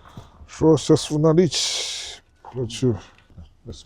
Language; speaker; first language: Russian; non-native, learner; Chinese